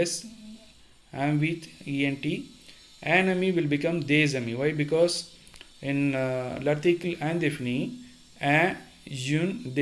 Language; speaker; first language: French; non-native, learner; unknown